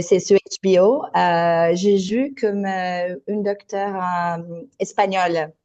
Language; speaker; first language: French; non-native, fluent; Italian